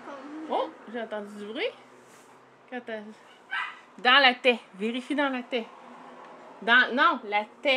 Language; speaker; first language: French; native; French